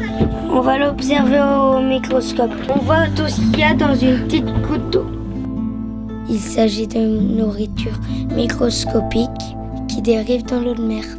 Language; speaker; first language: French; native; French